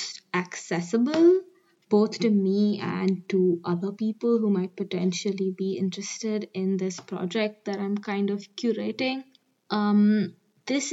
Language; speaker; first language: English; non-native, local second language; Hindi